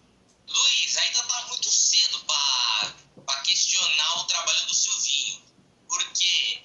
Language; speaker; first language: Portuguese; native; Portuguese